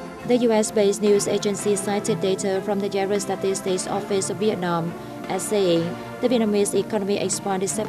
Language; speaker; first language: English; non-native, fluent; Vietnamese